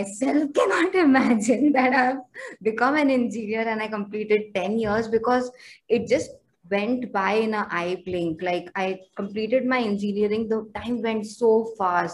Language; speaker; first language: English; non-native, local second language; Hindi